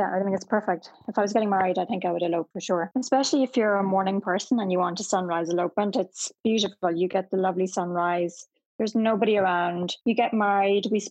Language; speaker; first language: English; native; English